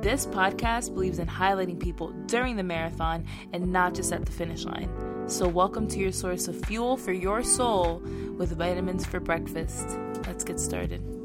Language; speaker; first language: English; early bilingual, other home language; Spanish